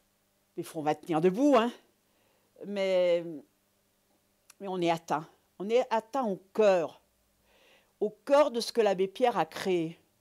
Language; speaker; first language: French; native; French